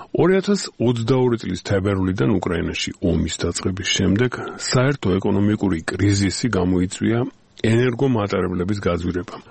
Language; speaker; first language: Georgian; native; Georgian